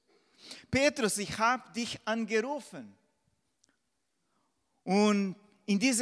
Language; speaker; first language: German; non-native, fluent; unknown